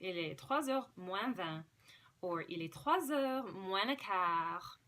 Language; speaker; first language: French; non-native, fluent; English